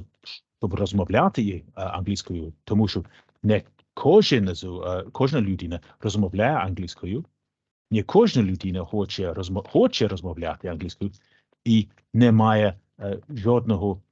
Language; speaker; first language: Ukrainian; non-native, learner; English